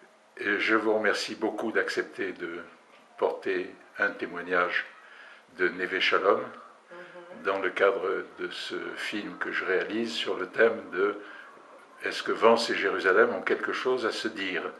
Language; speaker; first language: French; native; French